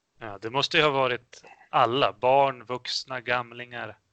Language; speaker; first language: Swedish; early bilingual, other home language; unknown